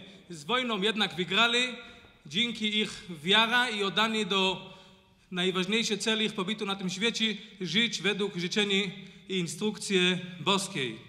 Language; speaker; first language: Polish; non-native, fluent; Hebrew